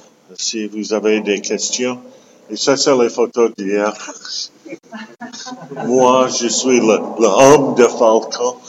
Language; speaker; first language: French; non-native, local second language; English